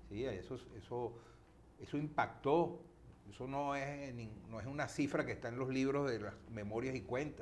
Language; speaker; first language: Spanish; native; Spanish